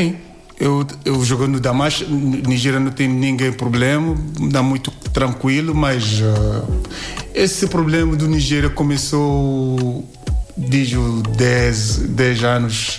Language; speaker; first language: Portuguese; non-native, learner; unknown